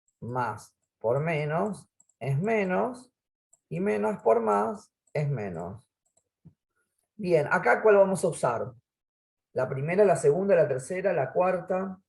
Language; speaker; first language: Spanish; native; Spanish